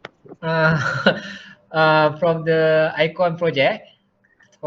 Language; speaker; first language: English; non-native, learner; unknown